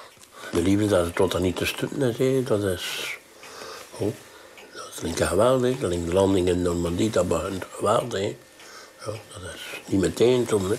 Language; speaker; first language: Dutch; native; Dutch